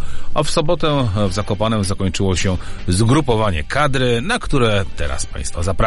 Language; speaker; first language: Polish; native; Polish